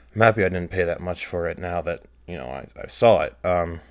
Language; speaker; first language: English; native; English